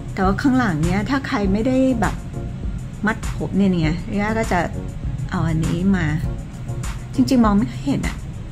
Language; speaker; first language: Thai; early bilingual, other home language; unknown